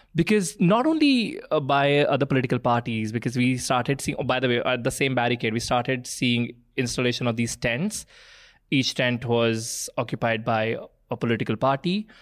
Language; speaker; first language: English; non-native, local second language; Punjabi